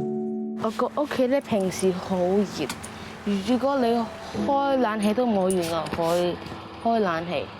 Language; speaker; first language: Cantonese; early bilingual, other home language; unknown